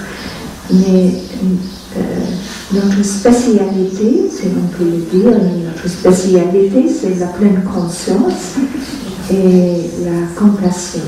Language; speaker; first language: French; non-native, fluent; Vietnamese